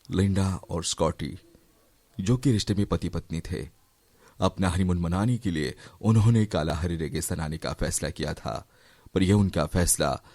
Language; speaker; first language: Hindi; non-native, local second language; Marathi